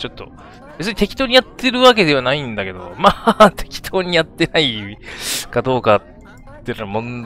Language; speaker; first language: Japanese; native; Japanese